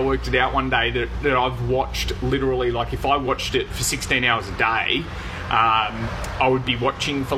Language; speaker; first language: English; native; English